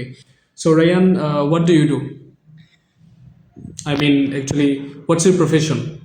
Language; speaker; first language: English; non-native, fluent; Bangla